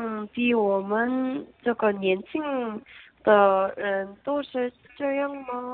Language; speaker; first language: Chinese; non-native, learner; Korean